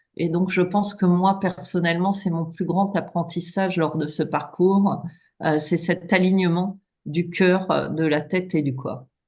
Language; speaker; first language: French; native; French